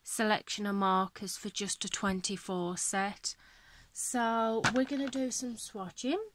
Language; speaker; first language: English; native; English